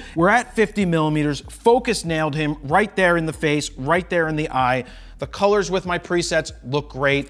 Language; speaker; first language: English; native; English